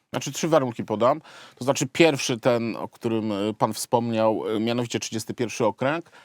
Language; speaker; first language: Polish; native; Polish